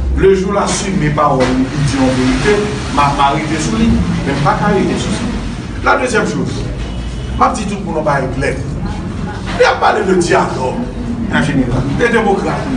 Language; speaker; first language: French; non-native, local second language; Haitian Creole